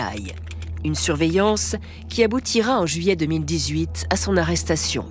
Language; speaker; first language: French; native; French